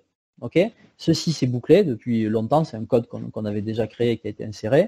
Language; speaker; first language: French; native; French